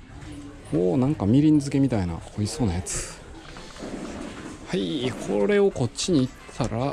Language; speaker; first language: Japanese; native; Japanese